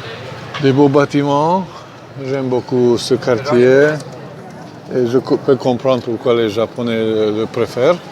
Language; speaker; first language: French; non-native, fluent; Hungarian